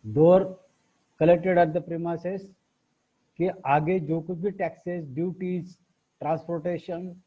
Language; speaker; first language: Hindi; non-native, local second language; Marathi